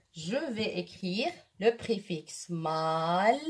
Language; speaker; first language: French; non-native, local second language; Arabic